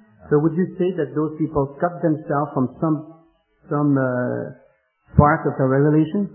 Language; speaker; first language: English; non-native, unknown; French